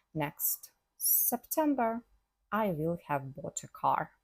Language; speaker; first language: English; non-native, fluent; Ukrainian